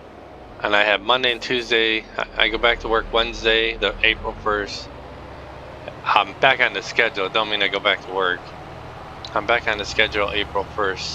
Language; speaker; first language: English; native; English